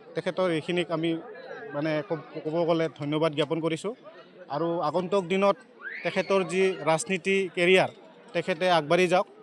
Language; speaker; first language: Assamese; native; Assamese